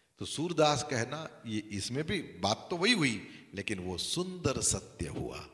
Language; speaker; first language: Hindi; non-native, local second language; Gujarati